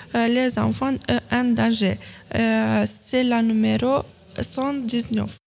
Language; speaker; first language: French; non-native, fluent; Romanian